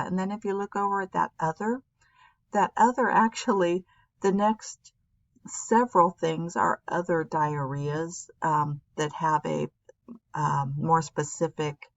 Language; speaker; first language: English; native; English